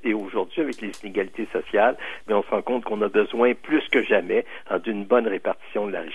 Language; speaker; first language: French; native; French